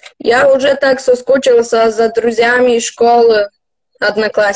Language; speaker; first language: Russian; non-native, local second language; Ukrainian